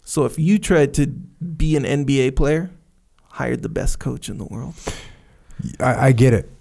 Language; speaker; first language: English; native; English